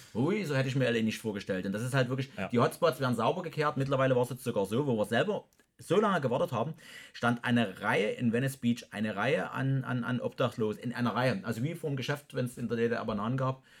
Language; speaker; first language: German; native; German